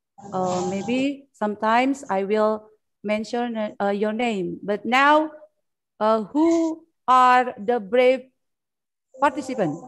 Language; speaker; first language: English; non-native, fluent; Indonesian